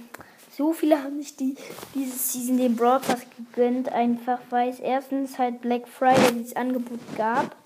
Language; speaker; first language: German; native; German